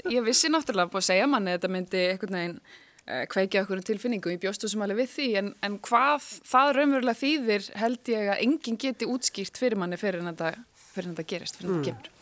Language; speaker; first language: Icelandic; native; Icelandic